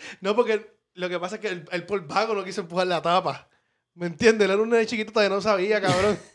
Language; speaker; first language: Spanish; native; Spanish